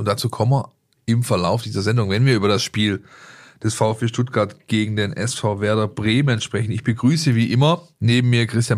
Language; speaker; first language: German; native; German